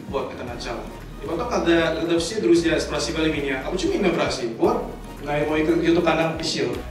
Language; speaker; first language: Russian; non-native, learner; Indonesian